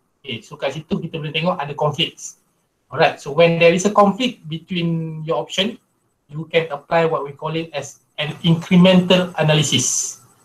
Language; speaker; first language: English; non-native, local second language; Malay